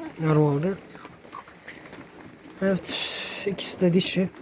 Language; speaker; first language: Turkish; native; Turkish